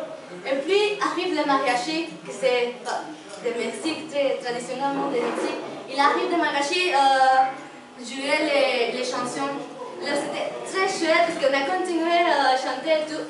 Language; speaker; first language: French; non-native, learner; Spanish